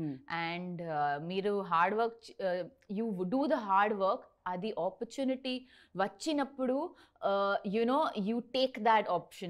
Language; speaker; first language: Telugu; non-native, learner; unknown